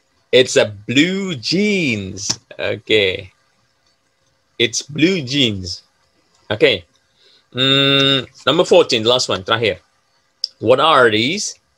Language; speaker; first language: English; non-native, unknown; Indonesian